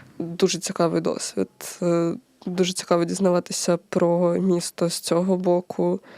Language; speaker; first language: Ukrainian; native; Ukrainian